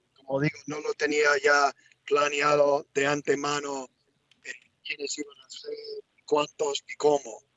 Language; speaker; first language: Spanish; non-native, fluent; English